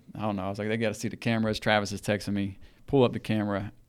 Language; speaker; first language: English; native; English